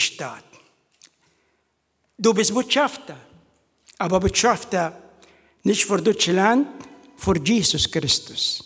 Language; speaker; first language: German; non-native, fluent; Arabic